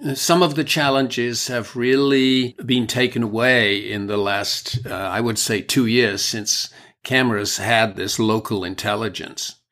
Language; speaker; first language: English; native; English